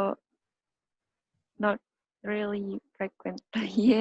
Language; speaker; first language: English; non-native, learner; Indonesian